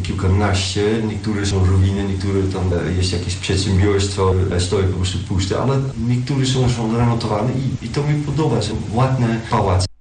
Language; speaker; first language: Polish; non-native, learner; Dutch